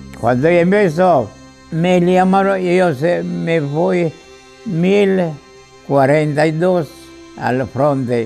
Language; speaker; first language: Spanish; non-native, fluent; Georgian